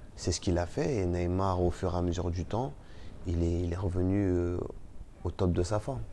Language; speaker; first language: French; early bilingual, other home language; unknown